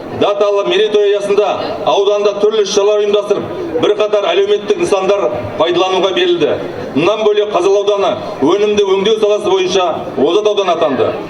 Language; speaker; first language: Kazakh; native; Kazakh